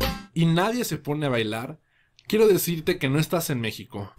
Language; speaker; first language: Spanish; native; Spanish